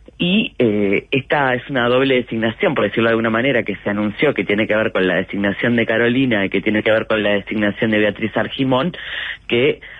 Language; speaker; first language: Spanish; native; Spanish